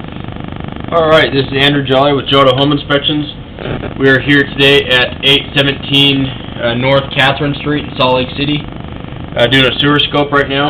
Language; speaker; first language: English; native; English